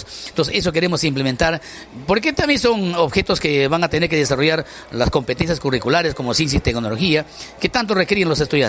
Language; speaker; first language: Spanish; native; Spanish